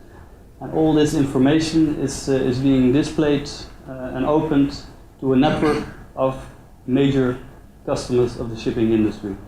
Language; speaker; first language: English; non-native, fluent; Dutch